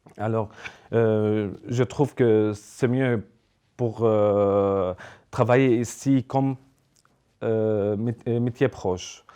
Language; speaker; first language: French; non-native, learner; Arabic